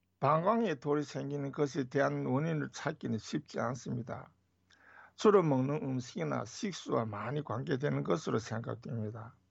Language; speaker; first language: Korean; native; Korean